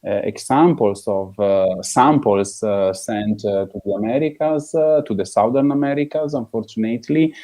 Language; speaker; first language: English; non-native, fluent; Italian